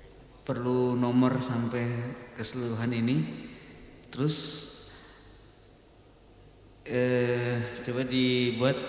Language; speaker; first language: Indonesian; native; Indonesian